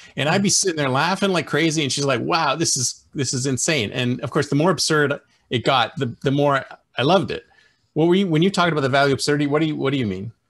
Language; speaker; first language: English; native; English